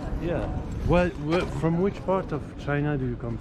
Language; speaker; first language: English; non-native, fluent; French